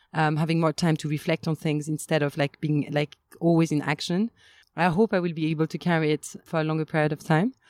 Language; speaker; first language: English; non-native, fluent; French